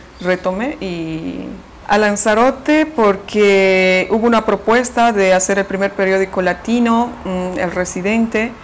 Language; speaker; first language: Spanish; native; Spanish